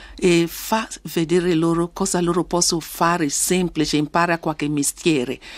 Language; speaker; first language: Italian; non-native, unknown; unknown